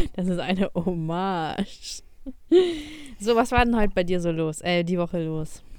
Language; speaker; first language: German; early bilingual, other home language; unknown